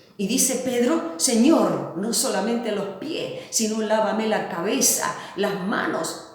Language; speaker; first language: Spanish; native; Spanish